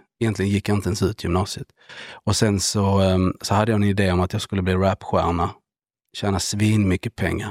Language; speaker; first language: Swedish; native; Swedish